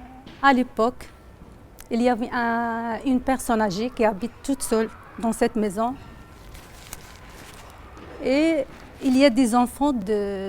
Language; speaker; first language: French; non-native, learner; Arabic